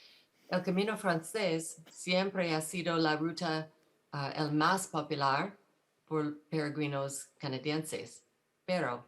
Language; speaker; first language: Spanish; non-native, fluent; English